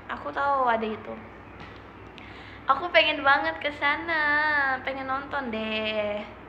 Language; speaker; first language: Indonesian; native; Indonesian